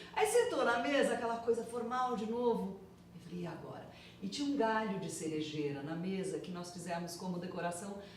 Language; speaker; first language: Portuguese; native; Portuguese